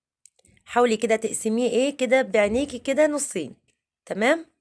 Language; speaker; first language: Arabic; native; Arabic